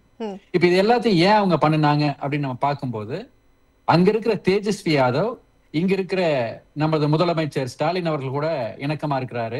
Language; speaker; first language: Tamil; native; Tamil